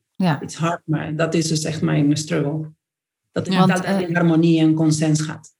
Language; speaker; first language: Dutch; non-native, fluent; Spanish